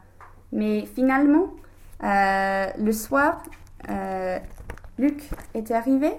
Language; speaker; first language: French; non-native, learner; English